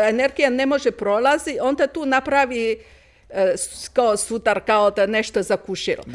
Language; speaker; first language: Croatian; non-native, learner; Chinese